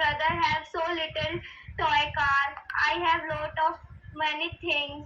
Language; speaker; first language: English; non-native, learner; Hindi